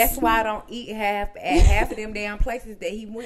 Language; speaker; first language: English; native; English